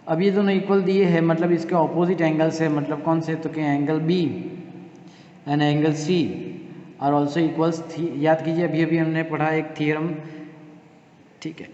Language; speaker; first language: Hindi; native; Hindi